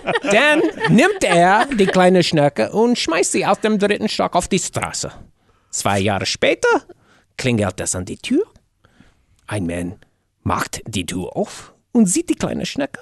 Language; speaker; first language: German; non-native, learner; English